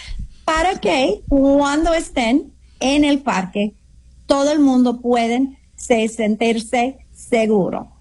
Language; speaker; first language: Spanish; non-native, fluent; English